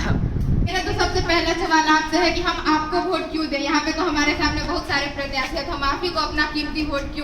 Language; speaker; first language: Hindi; native; Hindi